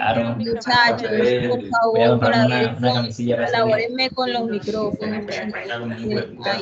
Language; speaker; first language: Spanish; native; Spanish